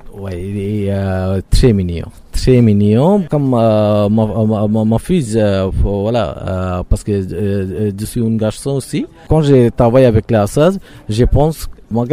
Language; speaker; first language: French; non-native, learner; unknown